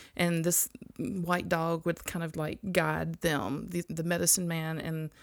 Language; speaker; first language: English; native; English